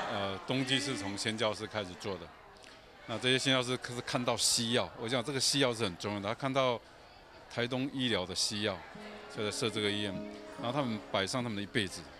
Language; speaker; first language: Chinese; native; Chinese